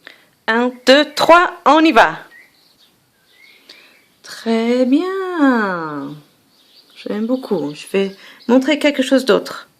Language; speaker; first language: French; non-native, fluent; English